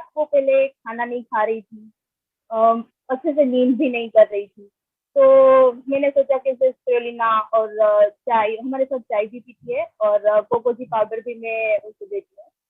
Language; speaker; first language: Hindi; non-native, local second language; Gujarati